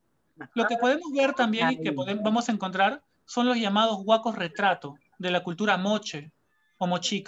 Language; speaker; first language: Spanish; native; Spanish